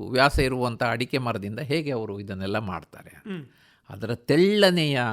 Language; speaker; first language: Kannada; native; Kannada